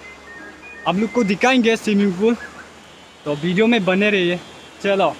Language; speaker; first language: Hindi; non-native, learner; Nepali